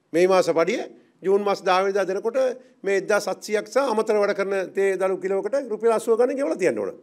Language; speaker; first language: Sinhala; non-native, local second language; Tamil